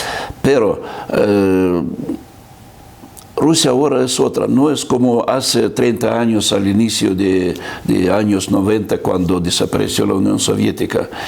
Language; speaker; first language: Spanish; non-native, fluent; Russian